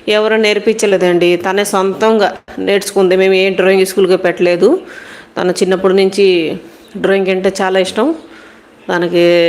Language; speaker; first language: Telugu; non-native, local second language; Hindi